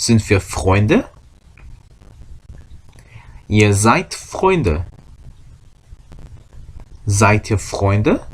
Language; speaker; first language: German; non-native, fluent; Korean